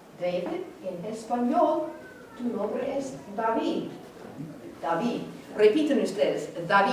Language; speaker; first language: Spanish; non-native, fluent; English